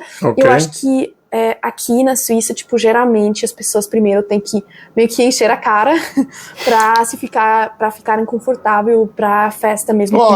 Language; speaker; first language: Portuguese; non-native, fluent; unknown